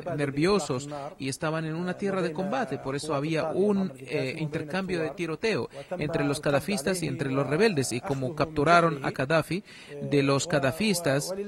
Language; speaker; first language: Spanish; non-native, fluent; Arabic